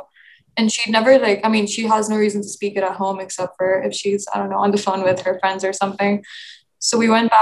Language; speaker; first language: English; non-native, local second language; Urdu